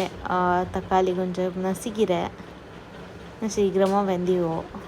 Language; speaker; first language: Tamil; non-native, learner; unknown